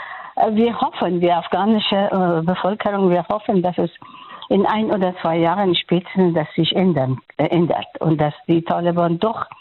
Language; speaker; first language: German; non-native, fluent; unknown